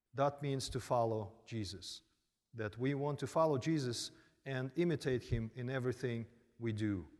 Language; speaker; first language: English; early bilingual, other home language; Korean